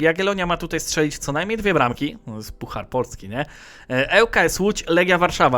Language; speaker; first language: Polish; native; Polish